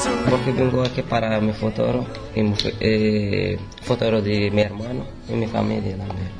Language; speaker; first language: Spanish; non-native, learner; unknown